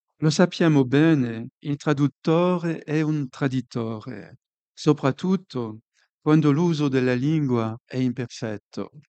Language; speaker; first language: Italian; non-native, fluent; French